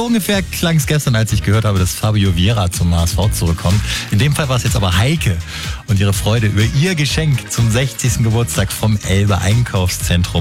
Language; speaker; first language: German; native; German